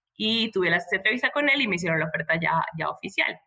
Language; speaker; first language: Spanish; native; Spanish